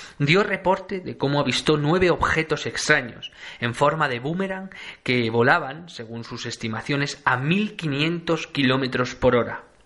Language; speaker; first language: Spanish; native; Spanish